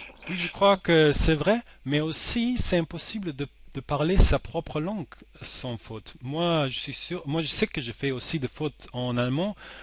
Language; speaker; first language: French; non-native, fluent; German